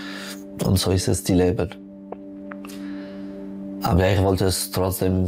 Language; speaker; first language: German; non-native, local second language; French